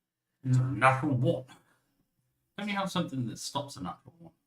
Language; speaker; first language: English; native; English